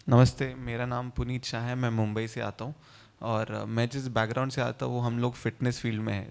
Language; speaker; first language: Hindi; non-native, local second language; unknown